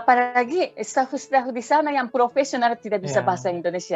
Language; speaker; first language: Indonesian; non-native, fluent; Japanese